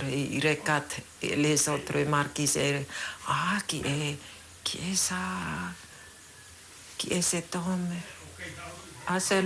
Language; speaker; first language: French; non-native, local second language; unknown